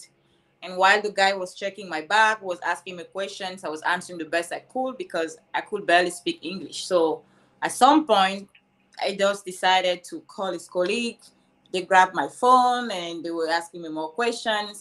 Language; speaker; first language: English; non-native, local second language; French